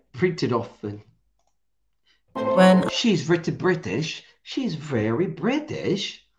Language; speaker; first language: English; non-native, fluent; Portuguese